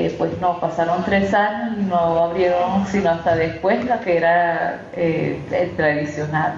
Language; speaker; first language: Spanish; native; Spanish